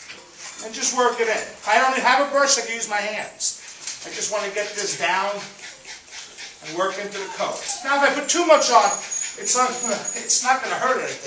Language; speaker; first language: English; native; English